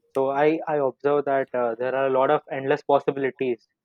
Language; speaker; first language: English; non-native, local second language; Hindi